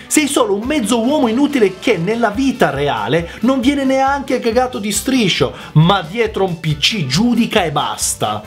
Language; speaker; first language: Italian; early bilingual, other home language; Macedonian